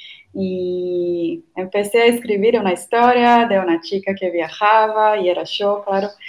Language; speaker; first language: Spanish; non-native, fluent; Portuguese